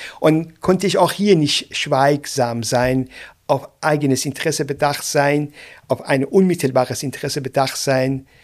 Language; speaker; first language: German; non-native, fluent; Persian